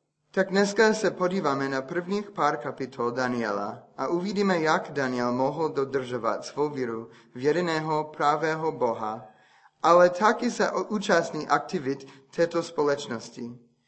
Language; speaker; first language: Czech; non-native, fluent; English